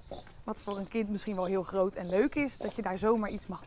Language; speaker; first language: Dutch; native; Dutch